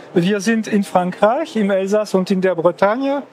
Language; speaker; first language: German; non-native, fluent; French